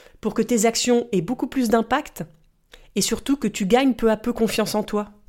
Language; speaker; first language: French; native; French